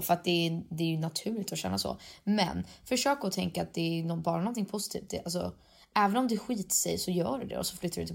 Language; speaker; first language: Swedish; native; Swedish